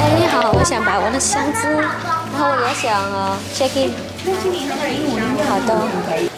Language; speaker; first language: Chinese; non-native, learner; Vietnamese